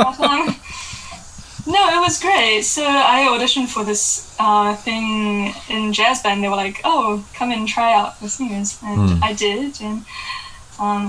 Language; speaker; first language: English; native; English